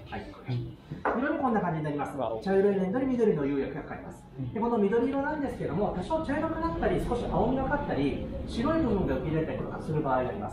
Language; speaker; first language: Japanese; native; Japanese